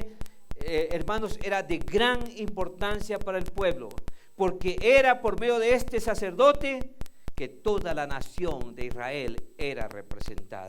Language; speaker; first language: Spanish; native; Spanish